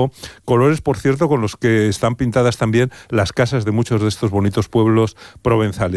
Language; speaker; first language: Spanish; native; Spanish